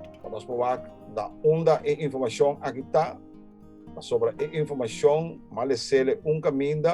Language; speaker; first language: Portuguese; non-native, learner; Papiamento